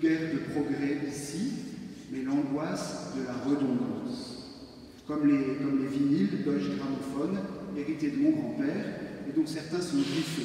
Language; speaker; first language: French; native; French